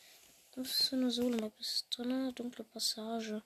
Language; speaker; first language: German; native; German